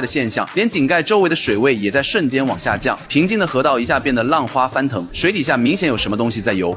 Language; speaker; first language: Chinese; native; Chinese